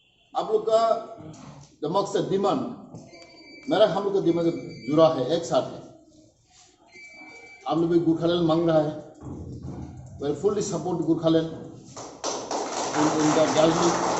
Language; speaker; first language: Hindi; non-native, local second language; Kok Borok